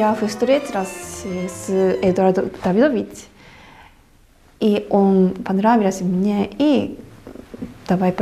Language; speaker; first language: Russian; non-native, learner; Japanese